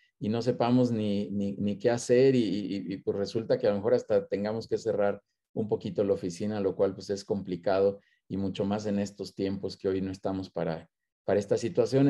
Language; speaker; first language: Spanish; native; Spanish